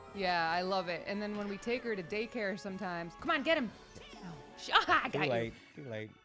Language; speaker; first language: English; native; English